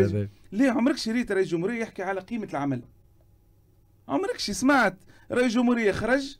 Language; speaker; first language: Arabic; native; Arabic